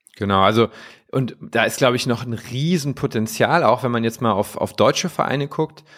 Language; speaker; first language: German; native; German